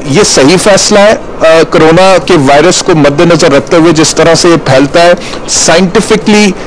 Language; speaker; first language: Urdu; native; Urdu